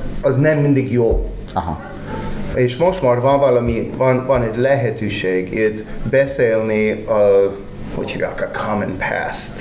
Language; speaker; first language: Hungarian; non-native, learner; English